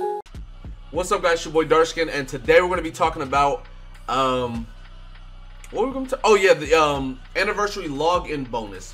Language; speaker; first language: English; native; English